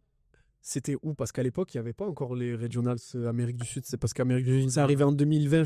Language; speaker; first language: French; native; French